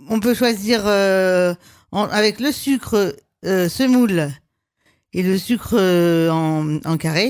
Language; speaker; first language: French; native; French